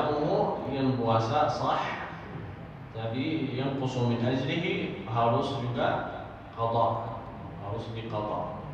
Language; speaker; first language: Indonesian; non-native, fluent; Arabic